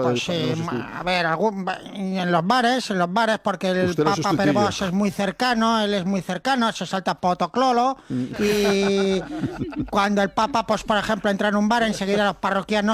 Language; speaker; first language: Spanish; native; Spanish